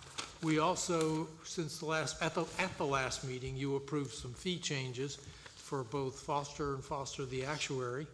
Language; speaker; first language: English; native; English